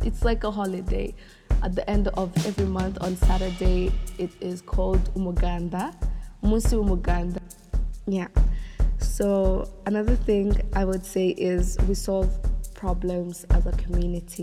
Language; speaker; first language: English; non-native, local second language; Kinyarwanda